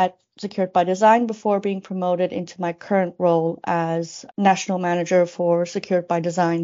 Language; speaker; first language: English; non-native, fluent; Spanish